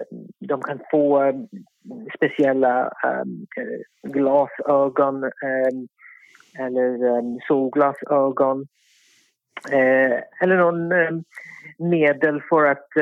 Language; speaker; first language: Swedish; non-native, fluent; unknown